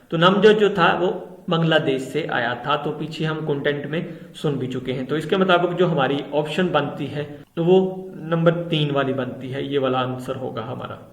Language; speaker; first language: Urdu; non-native, local second language; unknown